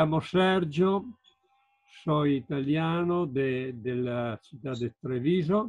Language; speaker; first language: Spanish; non-native, learner; Italian